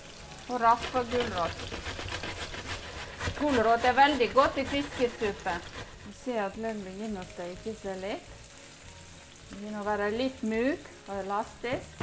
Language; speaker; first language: Norwegian; non-native, learner; Ukrainian